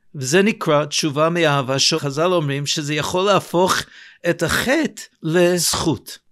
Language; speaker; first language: Hebrew; non-native, fluent; English